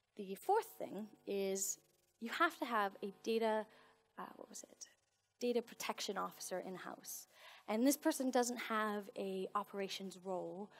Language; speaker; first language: English; native; English